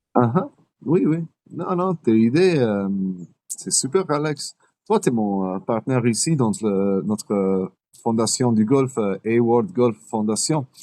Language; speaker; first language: French; non-native, learner; English